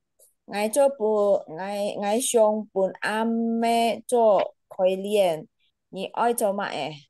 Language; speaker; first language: Chinese; non-native, learner; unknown